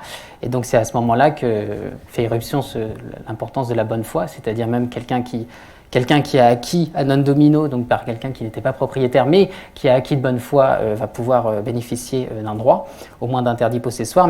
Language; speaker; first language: French; native; French